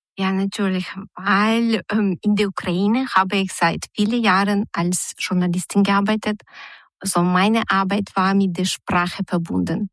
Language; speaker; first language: German; non-native, fluent; Ukrainian